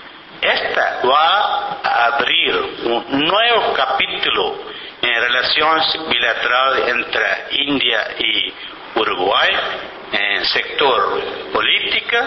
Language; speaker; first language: Spanish; non-native, learner; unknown